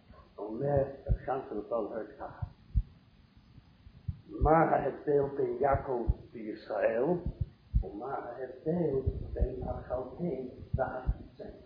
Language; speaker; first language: Hebrew; non-native, fluent; English